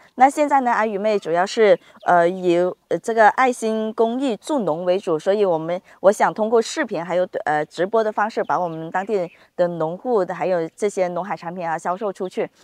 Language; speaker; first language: Chinese; native; Chinese